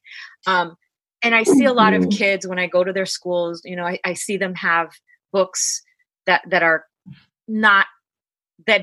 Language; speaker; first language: English; native; English